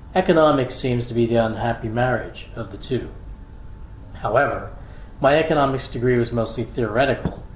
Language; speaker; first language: English; native; English